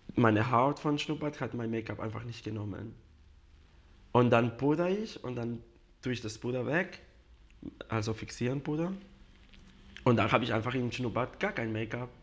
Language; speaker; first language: German; non-native, fluent; Spanish